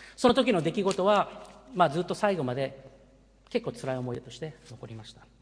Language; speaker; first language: Japanese; early bilingual, heritage; Japanese